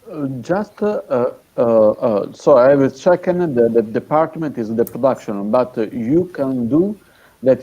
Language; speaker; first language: English; non-native, fluent; Italian